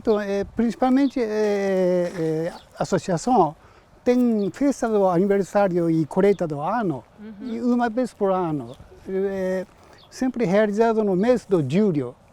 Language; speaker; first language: Portuguese; non-native, learner; Japanese